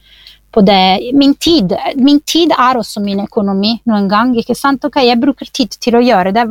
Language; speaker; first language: Norwegian; non-native, fluent; Italian